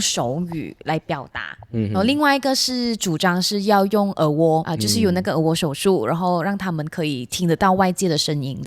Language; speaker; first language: Chinese; non-native, local second language; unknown